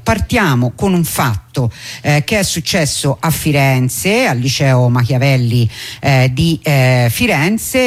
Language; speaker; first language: Italian; native; Italian